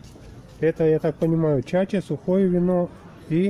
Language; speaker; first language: Russian; native; Russian